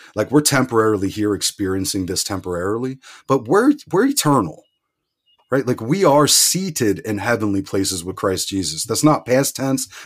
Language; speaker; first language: English; native; English